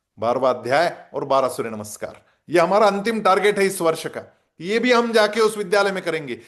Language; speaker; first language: Hindi; non-native, local second language; Marathi